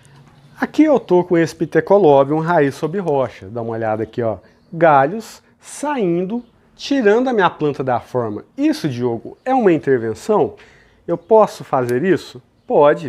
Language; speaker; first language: Portuguese; native; Portuguese